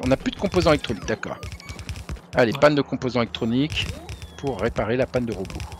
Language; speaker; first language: French; native; French